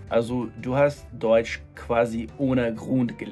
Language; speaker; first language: German; non-native, fluent; English